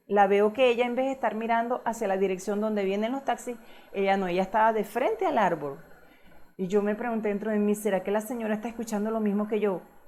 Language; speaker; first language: Spanish; native; Spanish